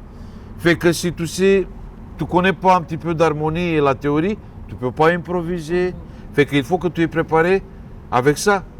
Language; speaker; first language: French; non-native, fluent; Romanian